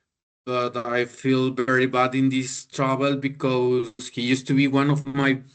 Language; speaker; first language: English; non-native, learner; Spanish